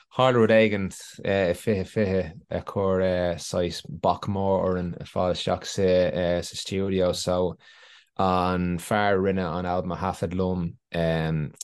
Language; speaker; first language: Irish; non-native, local second language; English